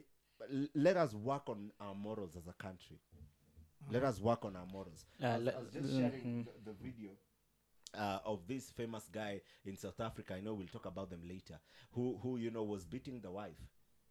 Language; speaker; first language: English; non-native, local second language; Swahili